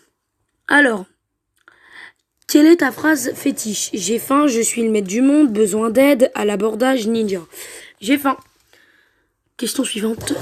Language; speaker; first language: French; native; French